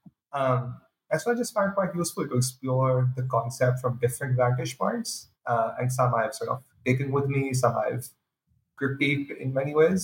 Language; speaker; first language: English; non-native, local second language; Urdu